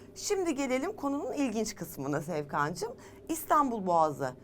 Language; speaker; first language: Turkish; native; Turkish